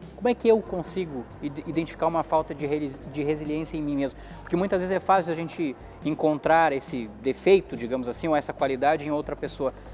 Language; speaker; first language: Portuguese; native; Portuguese